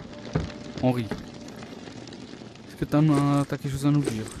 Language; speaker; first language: French; native; French